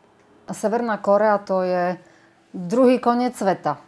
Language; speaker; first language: Slovak; native; Slovak